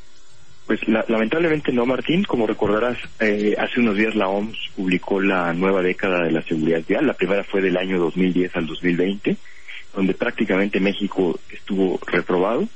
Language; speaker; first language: Spanish; native; Spanish